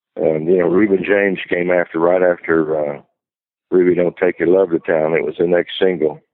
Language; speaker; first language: English; native; English